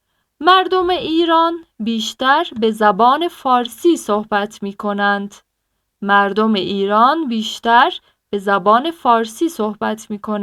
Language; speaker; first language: Persian; non-native, fluent; Turkish